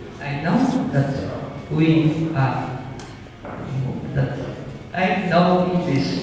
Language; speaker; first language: English; non-native, learner; Polish